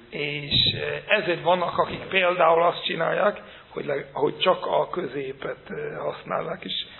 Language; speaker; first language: Hungarian; non-native, fluent; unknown